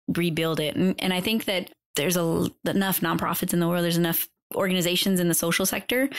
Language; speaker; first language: English; native; English